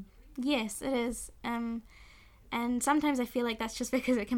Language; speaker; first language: English; native; English